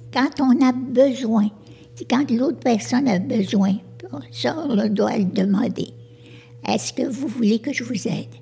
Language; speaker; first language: French; native; French